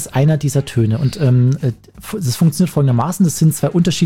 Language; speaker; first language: German; native; German